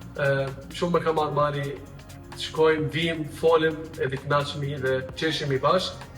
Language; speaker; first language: Albanian; early bilingual, heritage; Albanian